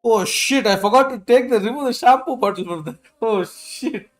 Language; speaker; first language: English; non-native, local second language; Hindi